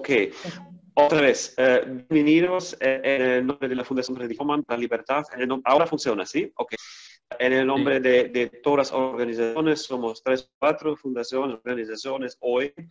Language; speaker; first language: Spanish; non-native, fluent; German